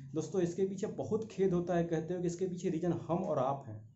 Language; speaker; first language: Hindi; native; Hindi